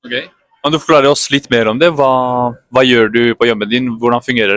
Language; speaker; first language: Norwegian; native; Norwegian